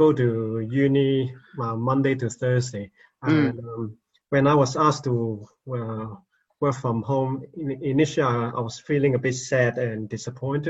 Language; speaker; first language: English; non-native, local second language; Cantonese